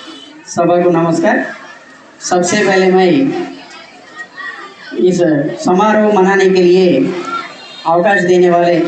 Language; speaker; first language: Hindi; non-native, local second language; Telugu